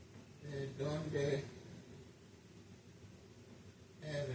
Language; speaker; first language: Spanish; non-native, learner; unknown